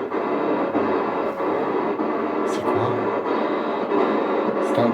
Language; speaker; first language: French; native; French